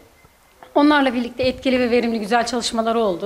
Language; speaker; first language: Turkish; native; Turkish